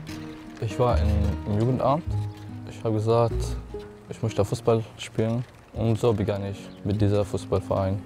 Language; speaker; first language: German; non-native, learner; Arabic